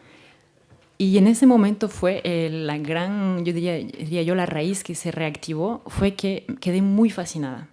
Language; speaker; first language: Spanish; native; Spanish